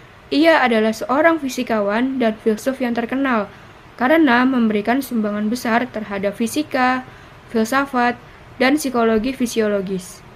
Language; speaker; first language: Indonesian; native; Indonesian